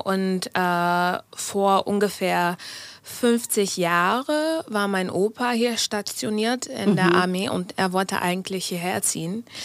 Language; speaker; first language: German; non-native, fluent; English